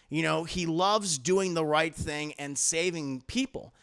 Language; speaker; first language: English; native; English